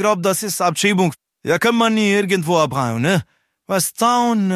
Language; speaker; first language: German; non-native, learner; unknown